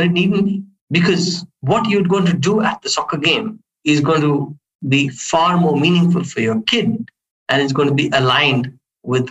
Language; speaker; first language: English; non-native, local second language; Hindi